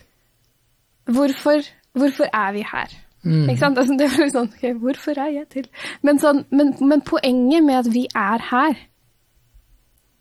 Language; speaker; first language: Norwegian; native; Norwegian